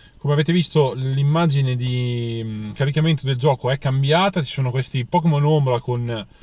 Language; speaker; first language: Italian; native; Italian